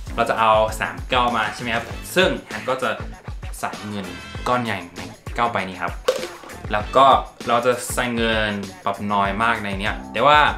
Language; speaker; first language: Thai; non-native, fluent; English